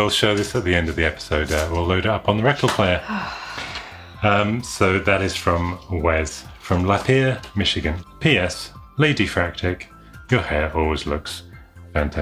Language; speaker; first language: English; native; English